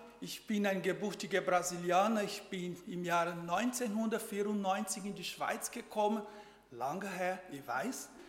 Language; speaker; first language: German; non-native, fluent; Portuguese